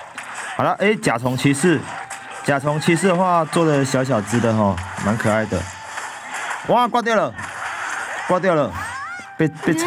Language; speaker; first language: Chinese; native; Chinese